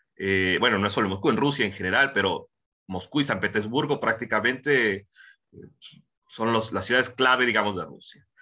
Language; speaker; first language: Spanish; native; Spanish